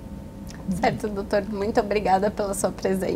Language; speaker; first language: Portuguese; native; Portuguese